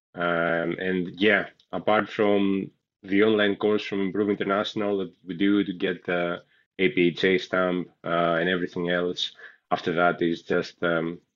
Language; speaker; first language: English; non-native, fluent; Greek